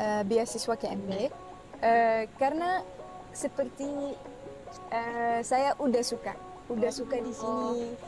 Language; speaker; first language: Indonesian; non-native, fluent; Arabic